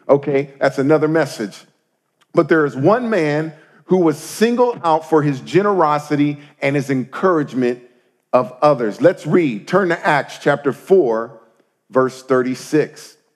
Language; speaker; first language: English; native; English